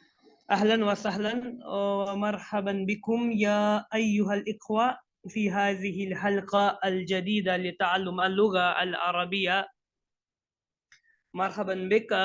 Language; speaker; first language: Arabic; non-native, fluent; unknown